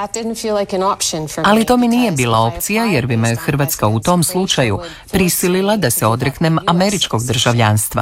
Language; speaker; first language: Croatian; non-native, fluent; English